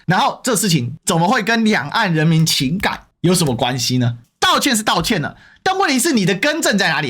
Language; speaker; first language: Chinese; native; Chinese